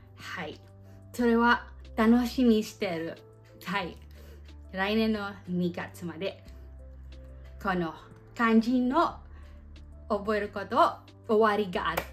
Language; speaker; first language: Japanese; non-native, learner; Filipino